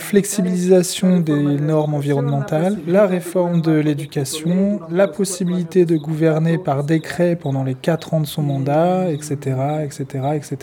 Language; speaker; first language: French; native; French